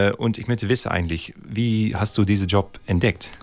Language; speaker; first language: German; native; German